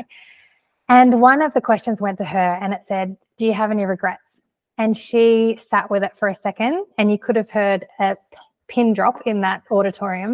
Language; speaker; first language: English; native; English